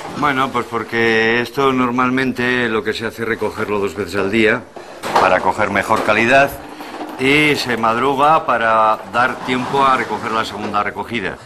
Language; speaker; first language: Spanish; native; Spanish